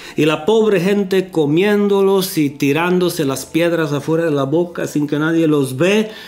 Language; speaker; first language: Spanish; non-native, fluent; Romanian